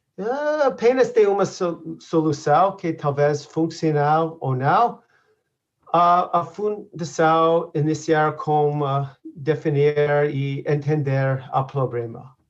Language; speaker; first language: Portuguese; non-native, learner; English